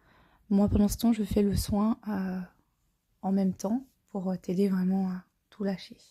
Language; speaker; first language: French; native; French